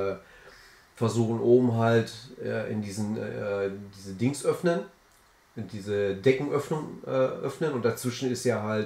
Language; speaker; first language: German; native; German